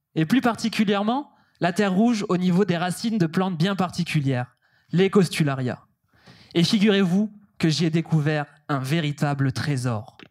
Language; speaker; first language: French; native; French